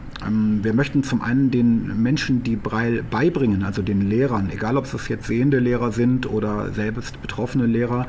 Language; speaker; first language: German; native; German